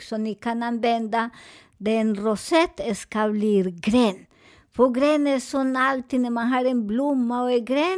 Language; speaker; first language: Swedish; non-native, fluent; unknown